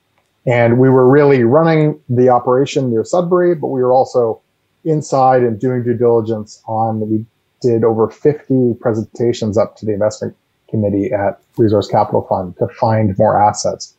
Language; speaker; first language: English; native; English